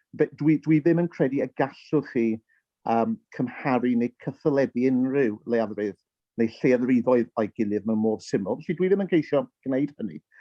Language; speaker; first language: Welsh; early bilingual, heritage; Welsh